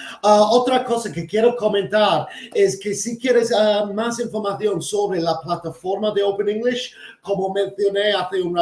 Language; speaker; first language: Spanish; non-native, fluent; English